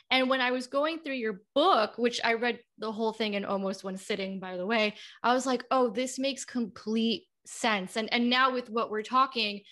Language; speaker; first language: English; native; English